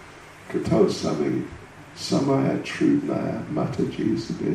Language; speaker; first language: Russian; non-native, learner; English